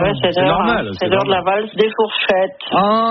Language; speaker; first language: French; native; French